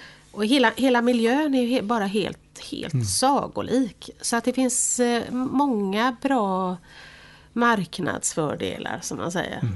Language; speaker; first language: Swedish; native; Swedish